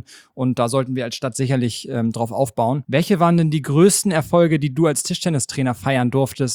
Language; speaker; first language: German; native; German